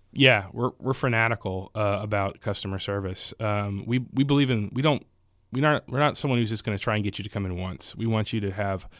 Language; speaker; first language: English; native; English